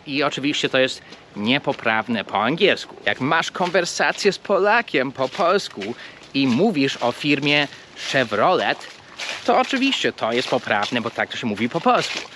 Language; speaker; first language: Polish; non-native, fluent; English